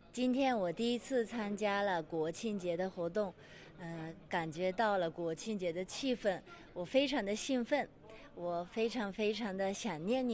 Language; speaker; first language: Chinese; non-native, fluent; Japanese